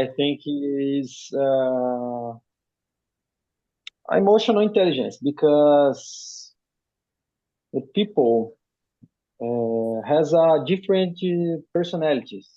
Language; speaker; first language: English; non-native, learner; Portuguese